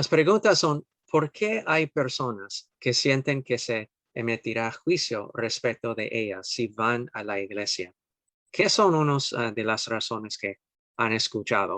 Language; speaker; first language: Spanish; non-native, fluent; English